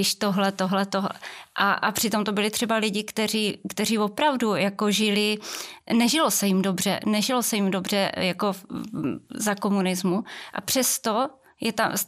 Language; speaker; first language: Czech; native; Czech